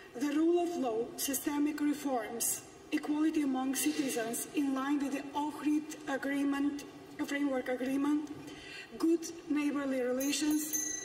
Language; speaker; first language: English; non-native, fluent; Macedonian